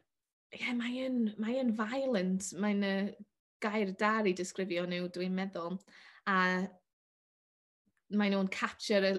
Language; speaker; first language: Welsh; non-native, learner; English